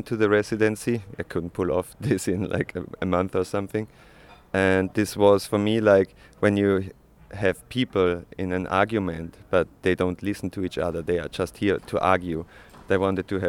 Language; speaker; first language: English; non-native, fluent; Spanish